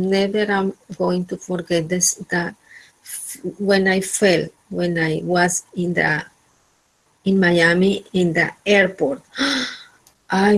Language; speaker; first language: English; non-native, fluent; Spanish